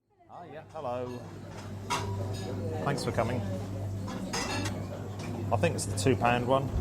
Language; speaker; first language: English; native; English